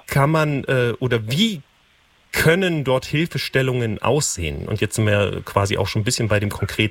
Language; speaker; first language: German; native; German